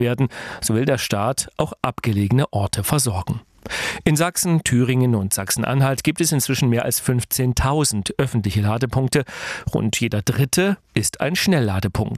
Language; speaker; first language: German; native; German